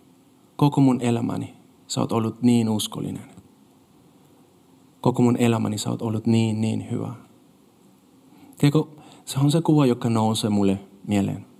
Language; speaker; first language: Finnish; non-native, fluent; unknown